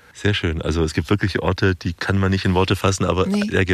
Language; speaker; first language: German; native; German